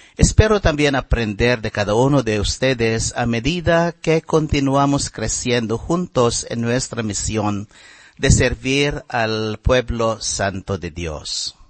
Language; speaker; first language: Spanish; non-native, fluent; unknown